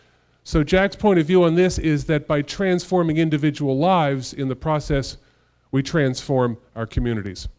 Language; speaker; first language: English; native; English